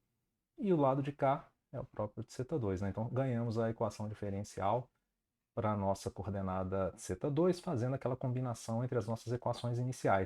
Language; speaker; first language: Portuguese; native; Portuguese